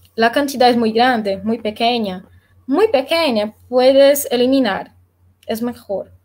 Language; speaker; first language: Spanish; non-native, learner; Portuguese